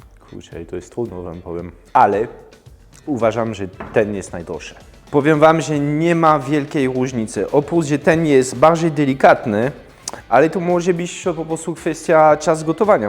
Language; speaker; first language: Polish; non-native, fluent; French